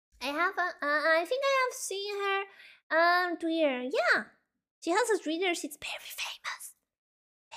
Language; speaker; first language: English; non-native, learner; Spanish